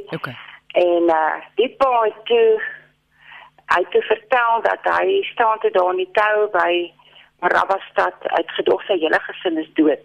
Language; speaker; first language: Afrikaans; native; Afrikaans